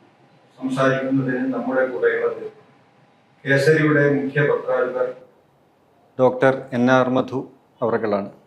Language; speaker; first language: Malayalam; native; Malayalam